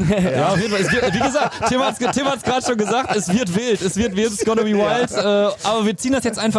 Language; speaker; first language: German; native; German